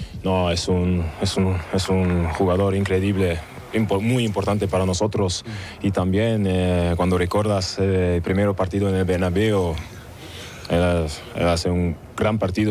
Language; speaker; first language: Spanish; non-native, fluent; German